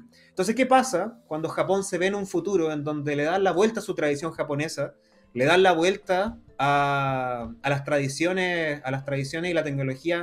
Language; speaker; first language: Spanish; native; Spanish